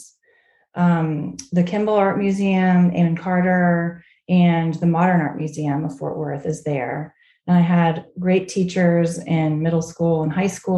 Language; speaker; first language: English; native; English